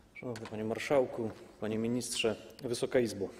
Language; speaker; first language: Polish; native; Polish